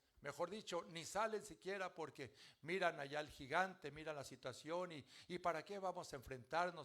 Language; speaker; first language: Spanish; native; Spanish